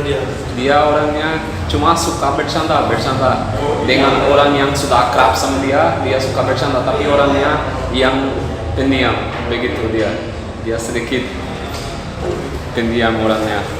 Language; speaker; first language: Indonesian; non-native, fluent; Portuguese